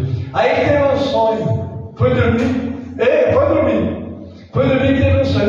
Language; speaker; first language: Portuguese; native; Portuguese